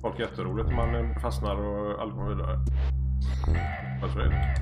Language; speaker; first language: Swedish; native; Swedish